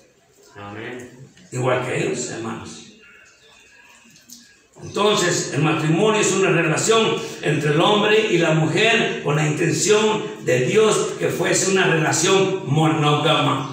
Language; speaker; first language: Spanish; native; Spanish